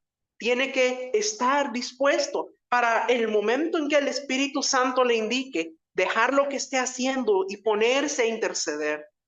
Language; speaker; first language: Spanish; native; Spanish